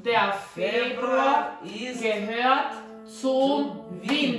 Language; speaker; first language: German; non-native, learner; Russian